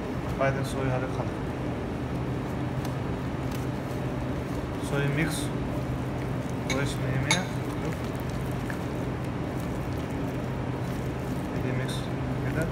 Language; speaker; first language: Arabic; non-native, learner; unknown